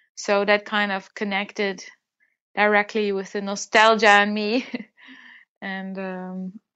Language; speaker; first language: English; non-native, fluent; Dutch